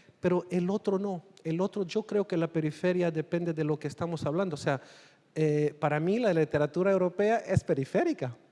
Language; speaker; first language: Spanish; non-native, fluent; Portuguese